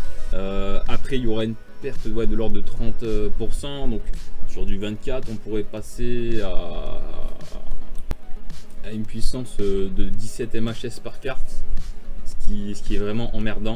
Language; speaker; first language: French; native; French